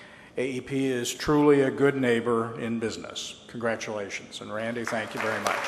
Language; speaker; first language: English; native; English